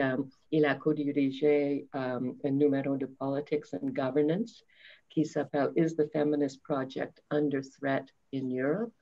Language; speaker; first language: French; non-native, fluent; English